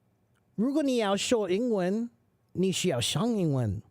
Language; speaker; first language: Chinese; non-native, learner; English